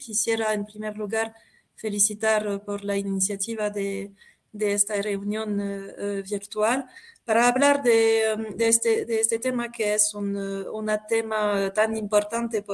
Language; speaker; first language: Spanish; non-native, fluent; French